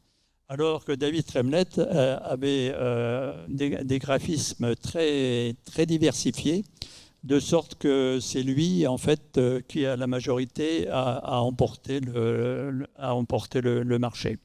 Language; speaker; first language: French; native; French